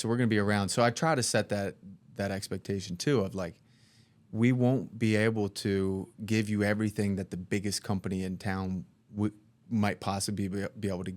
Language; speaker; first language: English; native; English